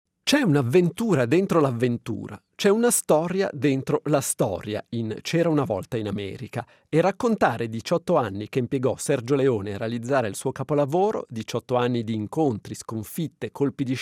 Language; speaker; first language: Italian; native; Italian